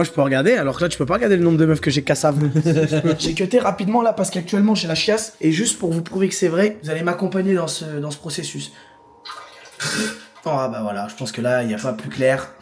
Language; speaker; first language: French; native; French